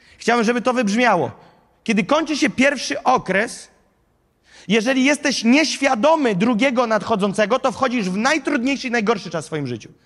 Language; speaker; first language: Polish; native; Polish